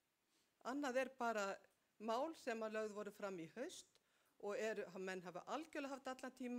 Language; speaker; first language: Icelandic; native; Icelandic